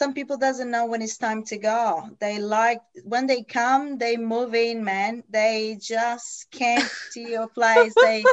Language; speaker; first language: English; non-native, fluent; Italian